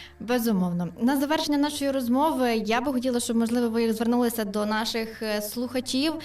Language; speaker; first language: Ukrainian; native; Ukrainian